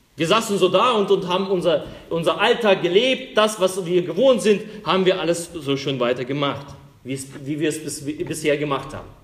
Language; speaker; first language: German; non-native, fluent; Russian